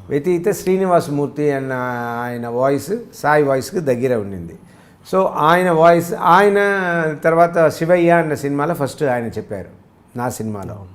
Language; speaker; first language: Telugu; early bilingual, other home language; Tamil